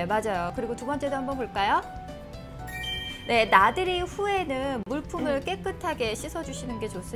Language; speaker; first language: Korean; native; Korean